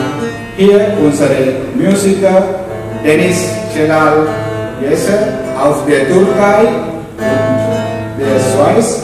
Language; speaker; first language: German; non-native, learner; Sinhala